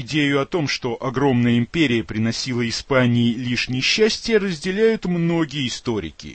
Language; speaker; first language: Russian; native; Russian